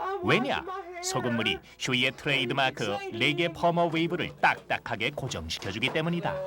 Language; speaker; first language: Korean; native; Korean